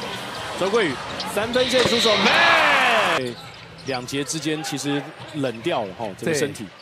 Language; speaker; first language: Chinese; native; Chinese